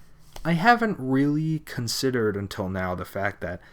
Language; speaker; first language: English; native; English